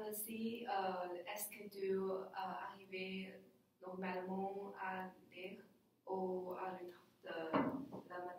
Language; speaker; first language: French; non-native, learner; Chinese